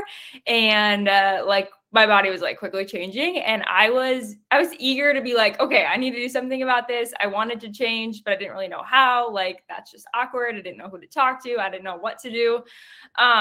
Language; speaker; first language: English; native; English